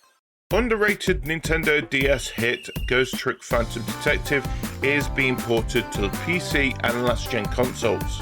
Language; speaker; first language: English; native; English